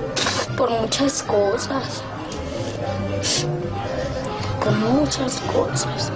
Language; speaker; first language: Spanish; native; Spanish